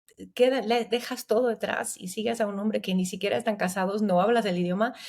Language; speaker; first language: Spanish; non-native, fluent; German